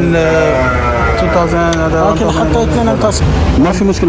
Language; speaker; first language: Arabic; non-native, learner; French